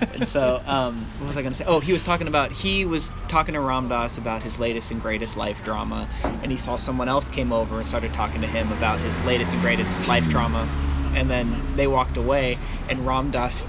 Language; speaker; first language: English; native; English